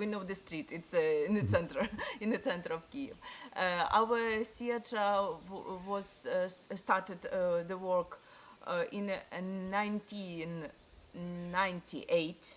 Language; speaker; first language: English; non-native, learner; Ukrainian